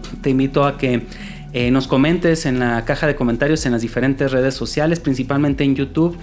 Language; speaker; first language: Spanish; native; Spanish